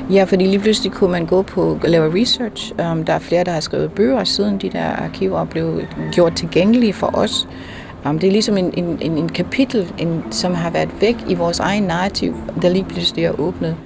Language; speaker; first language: Danish; non-native, fluent; English